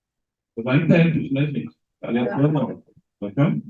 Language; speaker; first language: French; non-native, fluent; Portuguese